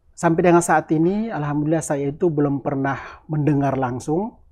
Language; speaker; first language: Indonesian; native; Indonesian